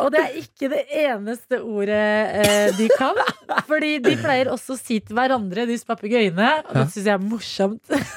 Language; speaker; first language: Norwegian; native; Norwegian